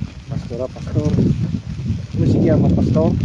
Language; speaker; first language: Italian; non-native, learner; Filipino